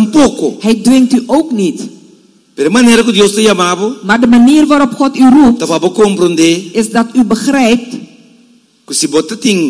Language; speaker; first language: Dutch; non-native, fluent; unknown